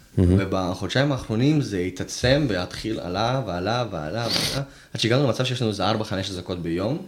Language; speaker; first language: Hebrew; early bilingual, other home language; Russian